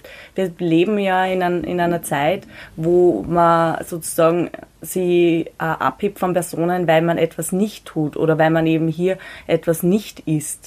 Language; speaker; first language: German; native; German